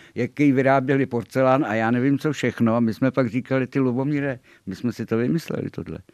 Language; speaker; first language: Czech; native; Czech